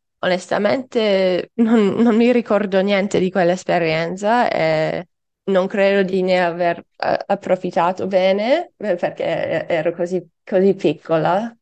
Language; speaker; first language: Italian; non-native, fluent; English